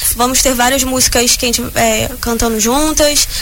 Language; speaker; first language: Portuguese; native; Portuguese